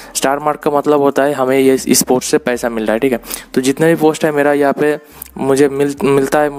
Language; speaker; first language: Hindi; non-native, local second language; Bangla